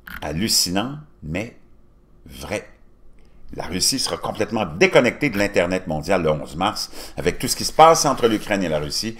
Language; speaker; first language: French; native; French